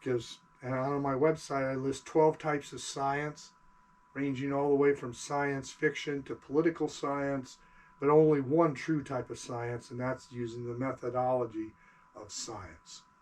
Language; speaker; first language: English; native; English